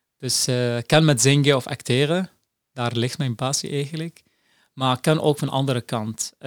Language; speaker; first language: Dutch; non-native, fluent; Arabic